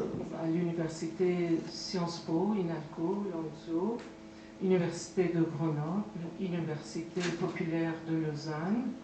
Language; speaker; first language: French; non-native, fluent; Persian